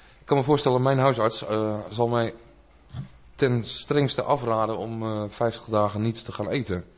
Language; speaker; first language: Dutch; native; Dutch